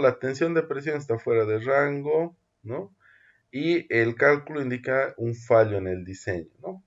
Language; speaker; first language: Spanish; native; Spanish